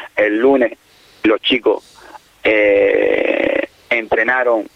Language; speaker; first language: Spanish; native; Spanish